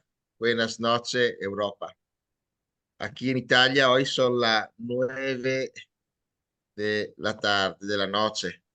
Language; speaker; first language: Spanish; native; Spanish